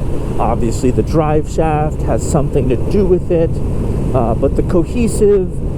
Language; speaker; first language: English; native; English